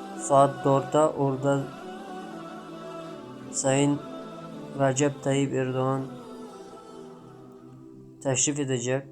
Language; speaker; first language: Turkish; non-native, fluent; Tajik